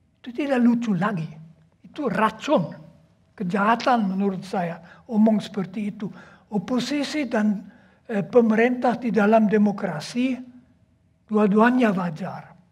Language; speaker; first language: Indonesian; non-native, fluent; German